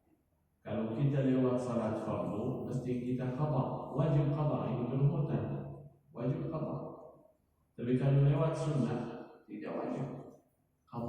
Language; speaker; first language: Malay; non-native, learner; Arabic